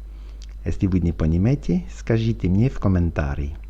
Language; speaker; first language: Russian; non-native, fluent; French